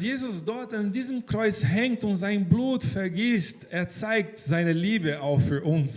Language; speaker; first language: German; non-native, fluent; Portuguese